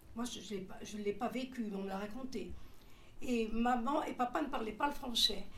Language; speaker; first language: French; native; French